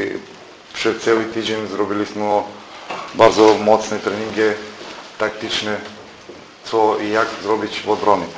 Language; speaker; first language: Polish; non-native, fluent; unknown